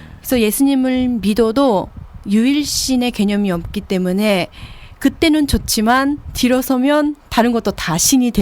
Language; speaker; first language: Korean; early bilingual, heritage; Korean